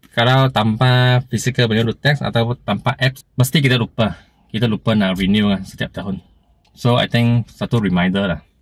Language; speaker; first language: Malay; non-native, local second language; Chinese